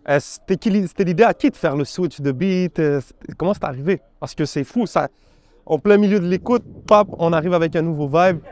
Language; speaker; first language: French; native; French